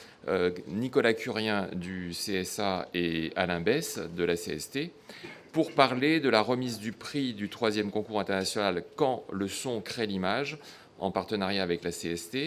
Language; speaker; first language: French; native; French